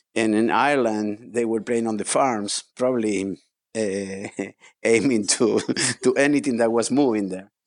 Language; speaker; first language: English; non-native, fluent; Spanish